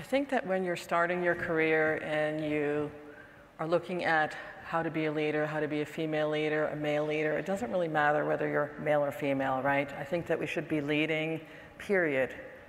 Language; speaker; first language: English; non-native, fluent; Dutch